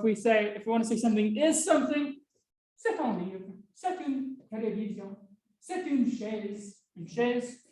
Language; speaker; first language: French; non-native, fluent; English